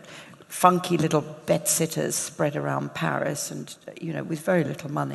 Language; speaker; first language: English; native; English